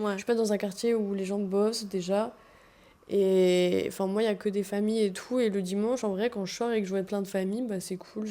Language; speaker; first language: French; native; French